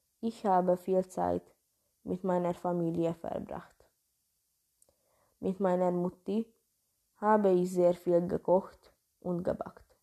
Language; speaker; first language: German; non-native, learner; Hungarian